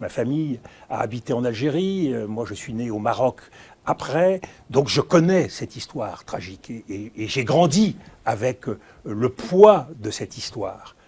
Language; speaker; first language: French; native; French